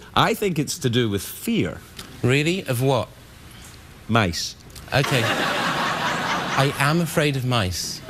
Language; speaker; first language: English; native; English